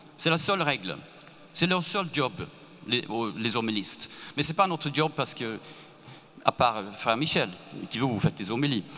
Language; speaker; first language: French; non-native, fluent; Swedish